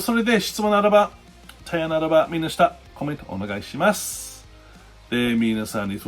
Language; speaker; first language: Japanese; non-native, fluent; English